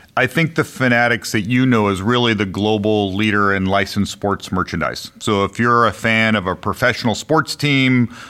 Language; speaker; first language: English; native; English